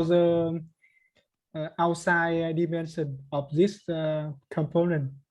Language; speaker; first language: English; non-native, learner; Vietnamese